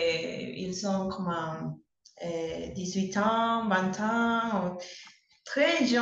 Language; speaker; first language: French; non-native, learner; Spanish